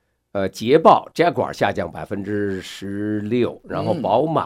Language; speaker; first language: Chinese; native; Chinese